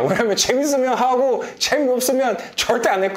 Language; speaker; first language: Korean; non-native, fluent; English